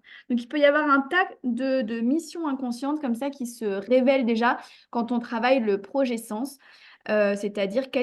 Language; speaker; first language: French; native; French